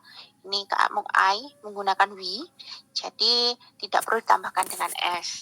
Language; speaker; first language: Indonesian; native; Indonesian